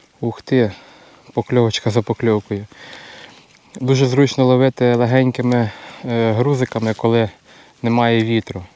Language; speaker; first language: Ukrainian; native; Ukrainian